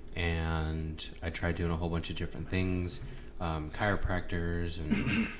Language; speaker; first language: English; early bilingual, other home language; Spanish